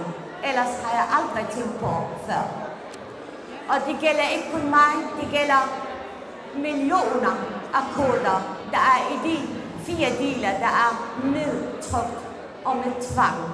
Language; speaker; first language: Danish; non-native, fluent; Central Kurdish